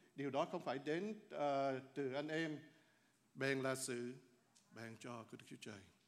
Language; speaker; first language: Vietnamese; native; Vietnamese